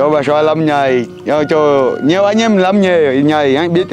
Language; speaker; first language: Vietnamese; non-native, learner; Portuguese